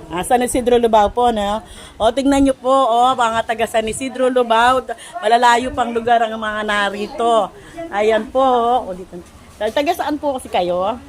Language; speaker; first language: Filipino; non-native, local second language; Pampanga